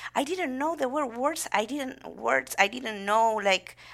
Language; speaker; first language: English; non-native, fluent; Spanish